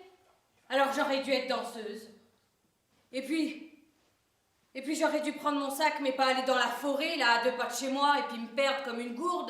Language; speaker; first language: French; native; French